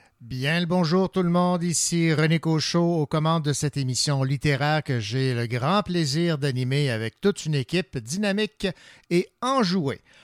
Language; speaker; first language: French; native; French